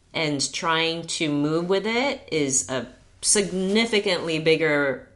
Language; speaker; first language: English; early bilingual, heritage; Chinese